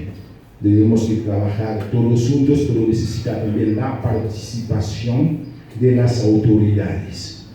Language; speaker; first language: Spanish; non-native, fluent; Haitian Creole